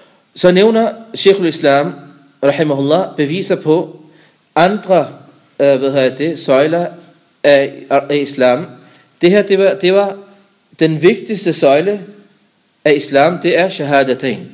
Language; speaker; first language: Danish; non-native, fluent; Arabic